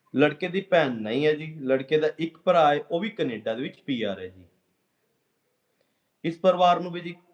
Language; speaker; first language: Hindi; non-native, local second language; Punjabi